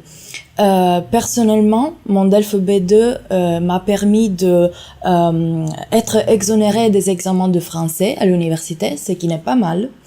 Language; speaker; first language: French; non-native, fluent; Italian